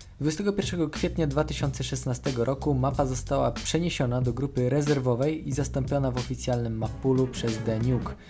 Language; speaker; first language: Polish; native; Polish